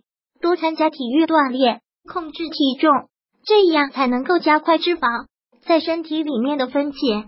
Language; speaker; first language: Chinese; native; Chinese